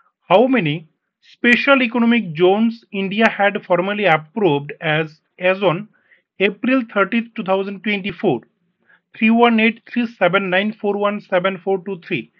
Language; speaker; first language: English; non-native, local second language; Bangla